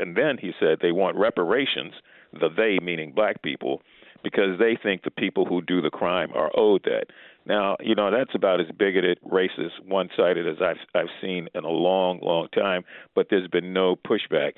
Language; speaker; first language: English; native; English